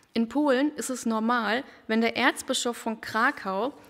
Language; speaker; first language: German; native; German